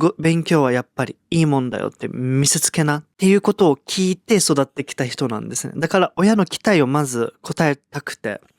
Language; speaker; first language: Japanese; early bilingual, other home language; Portuguese